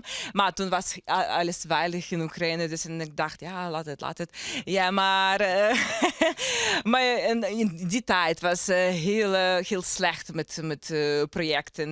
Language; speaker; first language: Dutch; non-native, learner; Ukrainian